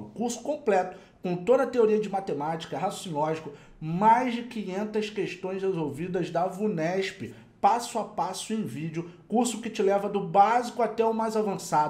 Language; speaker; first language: Portuguese; native; Portuguese